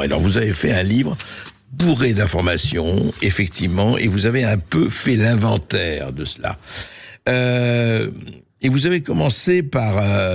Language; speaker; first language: French; native; French